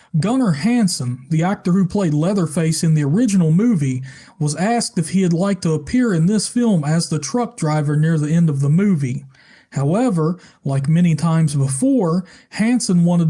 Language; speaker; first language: English; native; English